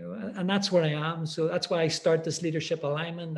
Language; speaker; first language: English; native; English